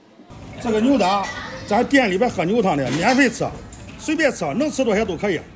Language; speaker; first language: Chinese; native; Chinese